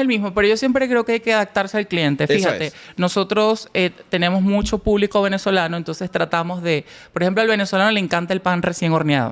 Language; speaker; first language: Spanish; native; Spanish